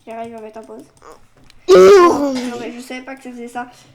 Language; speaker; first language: French; native; French